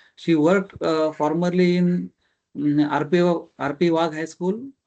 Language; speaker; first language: English; non-native, local second language; Marathi